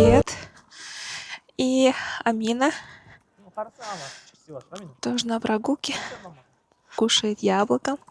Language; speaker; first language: Russian; non-native, local second language; Kazakh